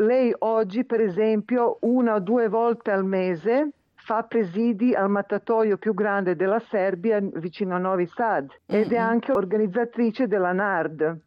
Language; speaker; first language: Italian; non-native, fluent; Serbian